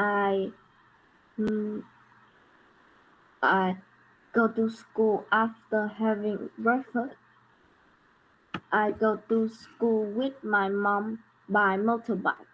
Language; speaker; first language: English; non-native, learner; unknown